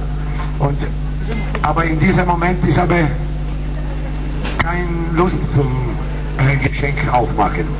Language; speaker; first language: German; non-native, learner; Italian